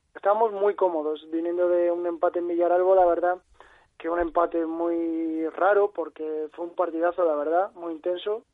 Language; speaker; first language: Spanish; native; Spanish